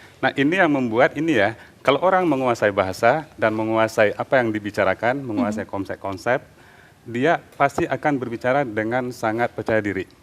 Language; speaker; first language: Indonesian; native; Indonesian